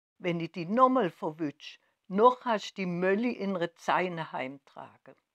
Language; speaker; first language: German; native; German